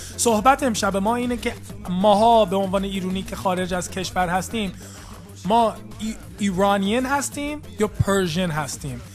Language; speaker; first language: Persian; early bilingual, heritage; Persian